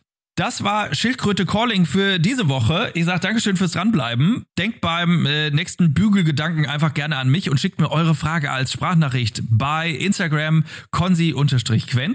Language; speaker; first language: German; native; German